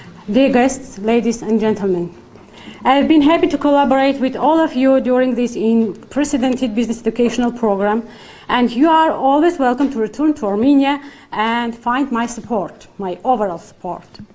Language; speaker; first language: English; non-native, fluent; Armenian